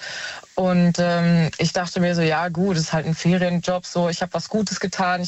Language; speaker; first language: German; native; German